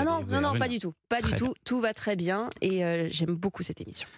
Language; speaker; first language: French; native; French